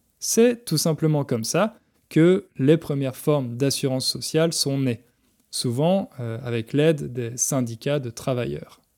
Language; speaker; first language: French; native; French